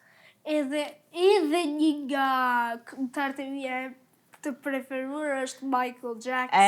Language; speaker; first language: Albanian; early bilingual, heritage; Albanian